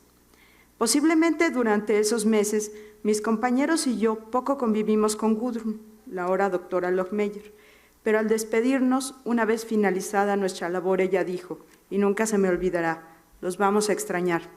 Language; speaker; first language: Spanish; native; Spanish